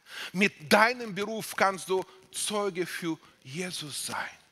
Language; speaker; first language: German; non-native, fluent; Russian